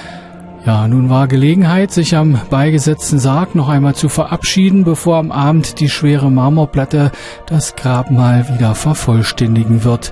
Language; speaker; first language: German; native; German